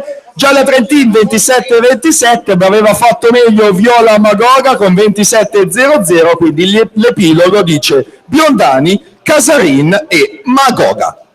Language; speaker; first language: Italian; native; Italian